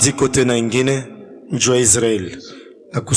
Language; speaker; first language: Swahili; native; Swahili